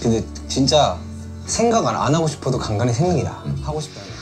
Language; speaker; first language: Korean; native; Korean